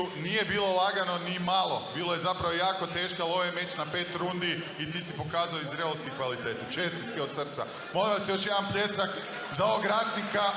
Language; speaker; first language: Croatian; native; Croatian